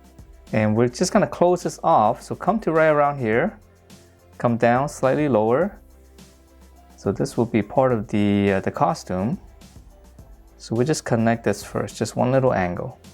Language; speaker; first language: English; native; English